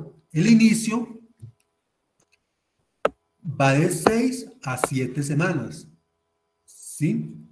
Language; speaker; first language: Spanish; native; Spanish